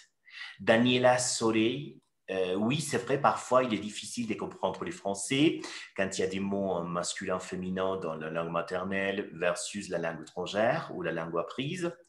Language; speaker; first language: French; non-native, fluent; Spanish